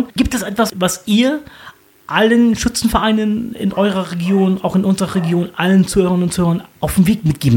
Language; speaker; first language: German; native; German